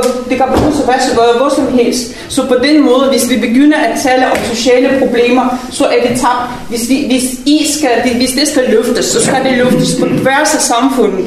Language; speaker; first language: Danish; non-native, fluent; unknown